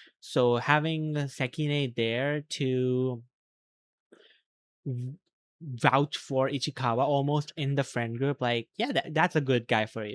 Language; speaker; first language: English; native; English